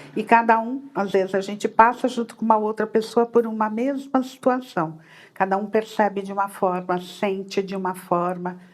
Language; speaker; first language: Portuguese; native; Portuguese